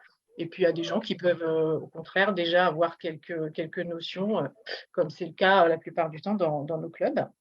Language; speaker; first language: French; native; French